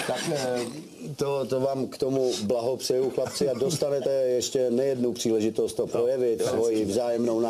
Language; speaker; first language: Czech; native; Czech